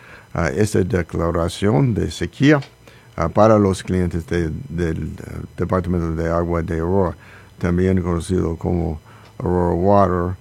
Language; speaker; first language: Spanish; non-native, learner; English